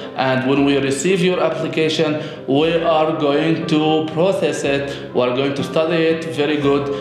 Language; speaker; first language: English; non-native, fluent; Arabic